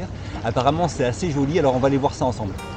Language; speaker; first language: French; native; French